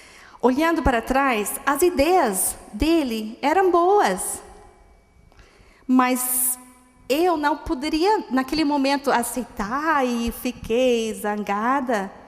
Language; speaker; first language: Portuguese; non-native, fluent; English